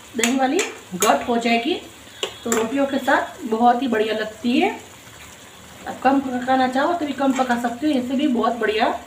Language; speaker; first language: Hindi; non-native, local second language; Gujarati